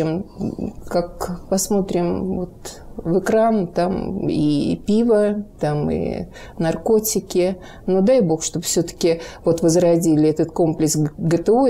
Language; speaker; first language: Russian; native; Russian